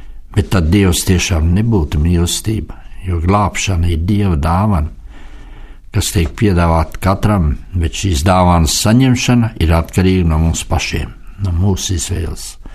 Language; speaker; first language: Latvian; native; Latvian